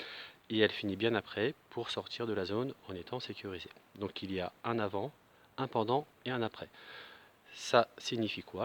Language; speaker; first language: French; native; French